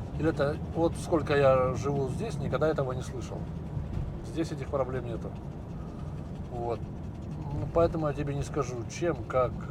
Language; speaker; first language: Russian; native; Russian